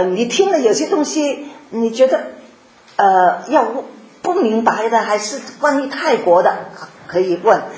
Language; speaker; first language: Chinese; non-native, local second language; Cantonese